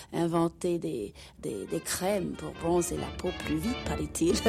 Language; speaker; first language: French; non-native, fluent; English